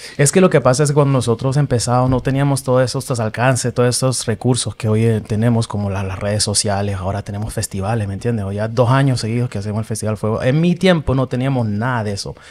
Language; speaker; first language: Spanish; early bilingual, heritage; Spanish